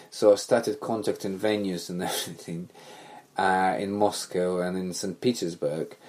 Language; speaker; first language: English; non-native, fluent; Belarusian